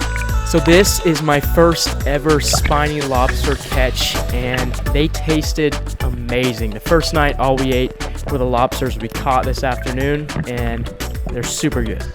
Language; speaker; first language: English; native; English